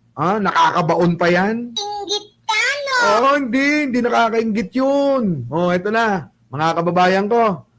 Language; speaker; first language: Filipino; non-native, local second language; Pangasinan